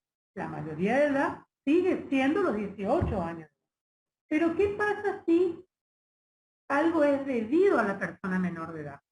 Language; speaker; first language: Spanish; native; Spanish